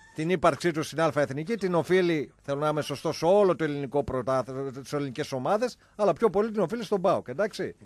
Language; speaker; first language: Greek; native; Greek